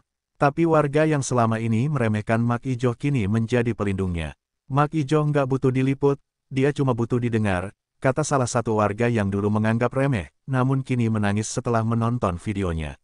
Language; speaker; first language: Indonesian; native; Indonesian